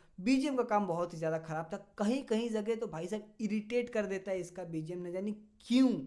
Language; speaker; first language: Hindi; native; Hindi